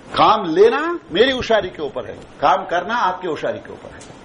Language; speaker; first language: Hindi; non-native, local second language; Telugu